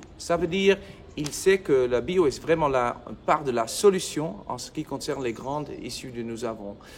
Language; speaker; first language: French; non-native, learner; Dutch